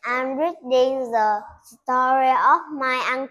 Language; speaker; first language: English; non-native, learner; Vietnamese